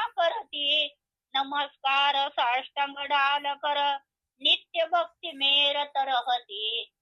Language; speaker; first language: Hindi; non-native, local second language; Marathi